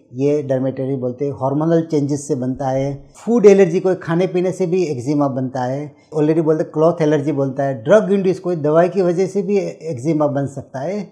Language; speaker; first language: Hindi; non-native, local second language; Gujarati